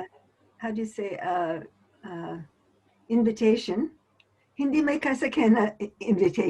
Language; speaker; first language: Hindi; non-native, learner; English